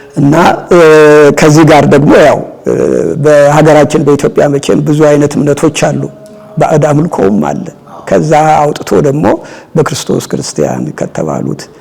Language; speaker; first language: Amharic; native; Amharic